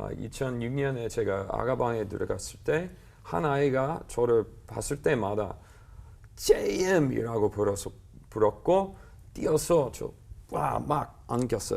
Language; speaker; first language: Korean; non-native, learner; English